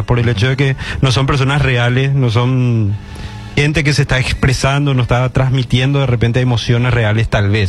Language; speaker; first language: Spanish; native; Spanish